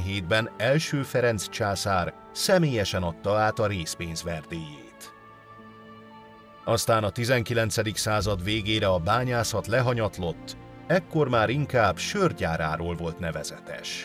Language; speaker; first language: Hungarian; native; Hungarian